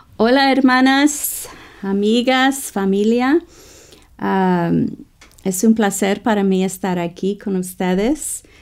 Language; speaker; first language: Spanish; non-native, fluent; English